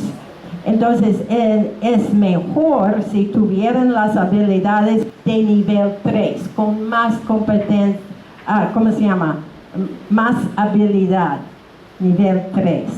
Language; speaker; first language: Spanish; non-native, fluent; English